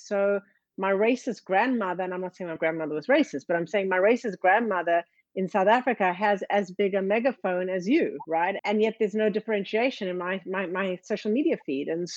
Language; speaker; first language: English; native; English